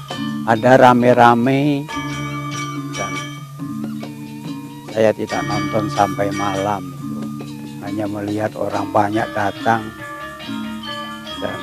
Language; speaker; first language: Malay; non-native, local second language; Balinese